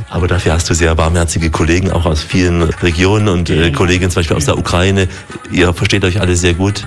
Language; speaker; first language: German; native; German